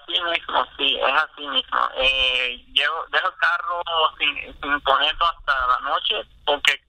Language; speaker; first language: Spanish; early bilingual, other home language; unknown